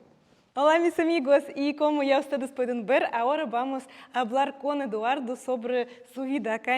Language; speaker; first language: Spanish; non-native, fluent; Russian